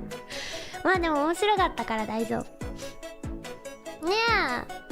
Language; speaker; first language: Japanese; non-native, learner; English